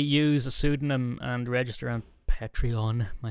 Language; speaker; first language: English; native; English